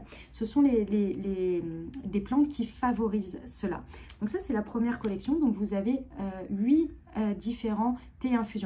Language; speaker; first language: French; native; French